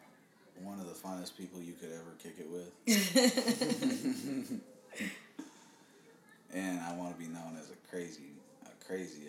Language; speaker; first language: English; native; English